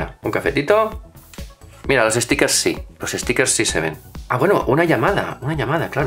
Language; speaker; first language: Spanish; native; Spanish